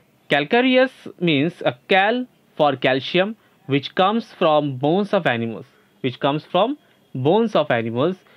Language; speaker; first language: English; non-native, local second language; Bangla